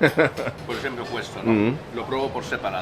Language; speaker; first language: Italian; non-native, learner; Spanish